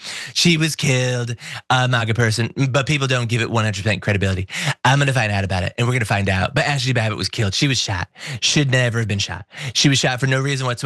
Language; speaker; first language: English; native; English